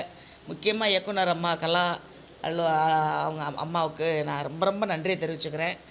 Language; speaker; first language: Tamil; native; Tamil